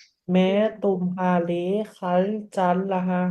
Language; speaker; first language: Hindi; non-native, learner; Thai